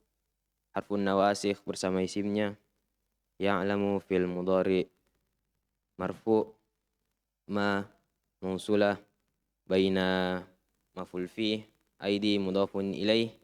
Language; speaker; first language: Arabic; non-native, learner; Indonesian